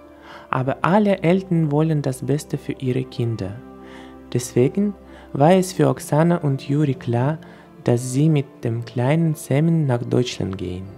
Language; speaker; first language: German; non-native, fluent; Russian